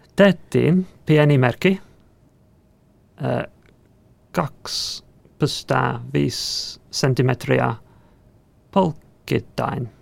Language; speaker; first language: Finnish; non-native, learner; English